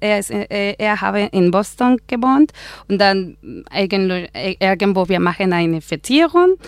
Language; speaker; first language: German; non-native, learner; Spanish